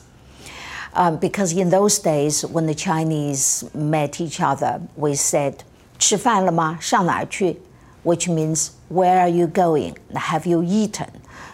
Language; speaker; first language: English; non-native, fluent; Chinese